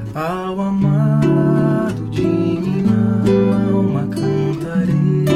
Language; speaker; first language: Portuguese; native; Portuguese